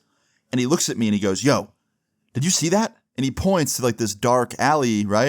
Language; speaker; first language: English; native; English